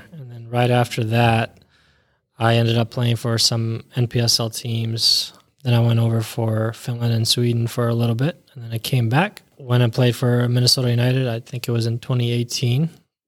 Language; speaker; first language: English; early bilingual, other home language; Bosnian